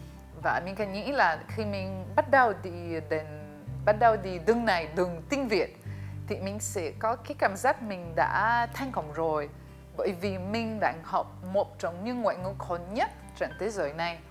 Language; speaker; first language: Vietnamese; non-native, fluent; Russian